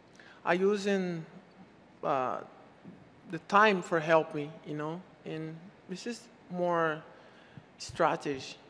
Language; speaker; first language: English; non-native, learner; Portuguese